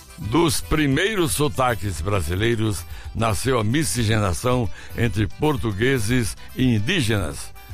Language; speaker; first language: Portuguese; native; Portuguese